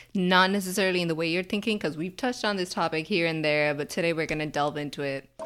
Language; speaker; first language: English; native; English